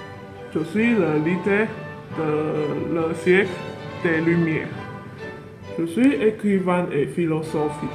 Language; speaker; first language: French; non-native, learner; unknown